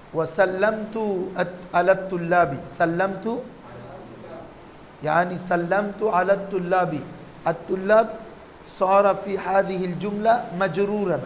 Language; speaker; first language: Arabic; non-native, fluent; Bangla